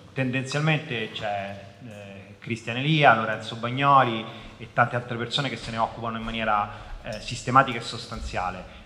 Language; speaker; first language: Italian; native; Italian